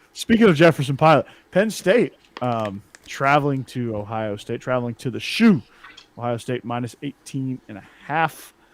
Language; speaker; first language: English; native; English